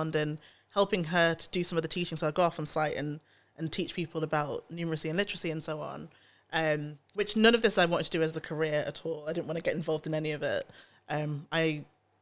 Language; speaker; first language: English; native; English